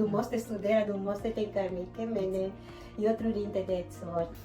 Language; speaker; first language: Swedish; non-native, learner; Portuguese